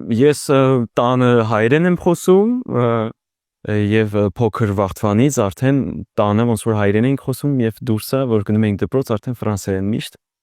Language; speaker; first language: Armenian; early bilingual, heritage; Armenian